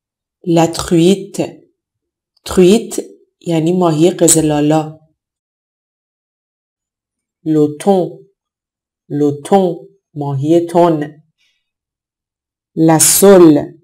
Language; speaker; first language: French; non-native, fluent; Persian